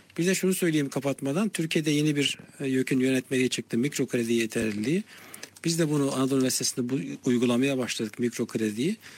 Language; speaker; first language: Turkish; native; Turkish